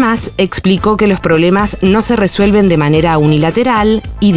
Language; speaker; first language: Spanish; native; Spanish